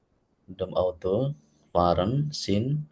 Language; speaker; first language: German; non-native, learner; Indonesian